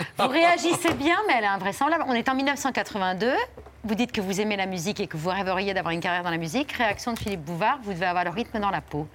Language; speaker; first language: French; native; French